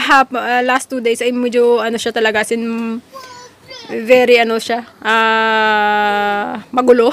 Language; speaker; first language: Filipino; non-native, local second language; Hiligaynon